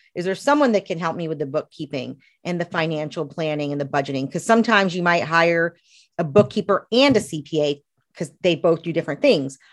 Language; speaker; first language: English; native; English